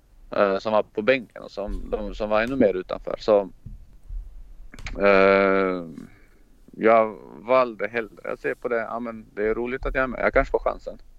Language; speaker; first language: Swedish; non-native, fluent; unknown